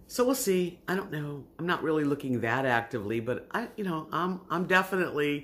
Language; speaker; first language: English; native; English